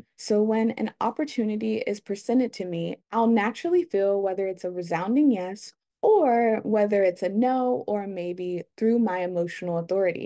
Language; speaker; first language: English; native; English